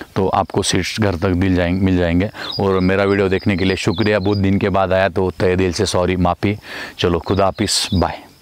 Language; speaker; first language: Hindi; non-native, local second language; Marathi